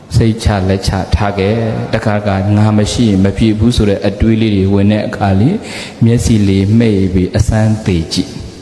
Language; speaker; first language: Burmese; native; Burmese